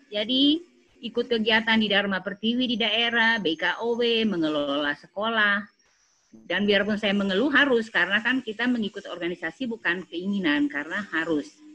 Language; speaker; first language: Indonesian; native; Indonesian